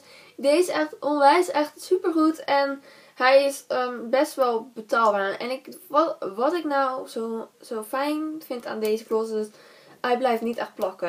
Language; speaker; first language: Dutch; native; Dutch